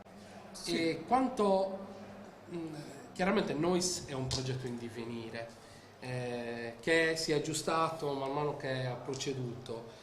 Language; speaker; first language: Italian; native; Italian